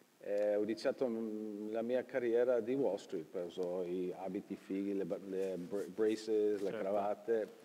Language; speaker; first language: Italian; early bilingual, heritage; Italian